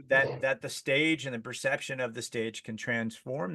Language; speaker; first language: English; native; English